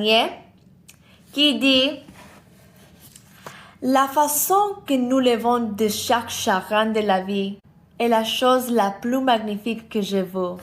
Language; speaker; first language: French; non-native, learner; English